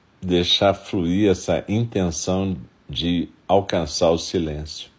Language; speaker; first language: Portuguese; native; Portuguese